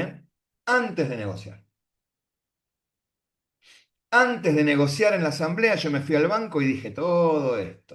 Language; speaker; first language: Spanish; native; Spanish